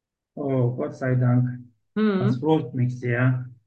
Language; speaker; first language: German; non-native, learner; Turkish